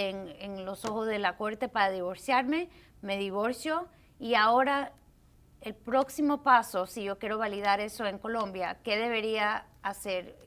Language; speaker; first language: Spanish; early bilingual, heritage; Spanish